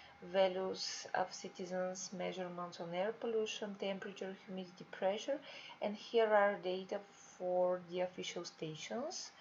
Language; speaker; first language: English; non-native, fluent; Bulgarian